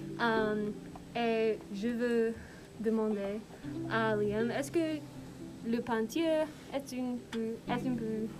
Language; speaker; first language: French; non-native, learner; English